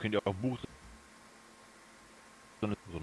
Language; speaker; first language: German; native; German